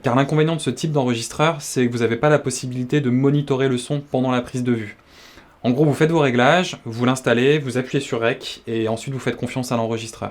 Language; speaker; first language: French; native; French